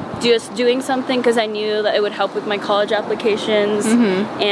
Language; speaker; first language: English; early bilingual, other home language; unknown